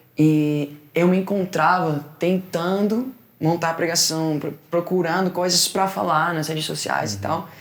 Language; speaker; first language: Portuguese; non-native, fluent; Spanish